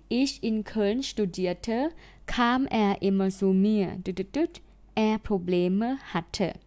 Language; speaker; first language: German; non-native, fluent; Thai